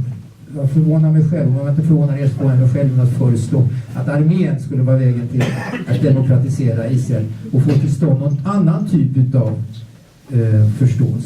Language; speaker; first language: Swedish; native; Swedish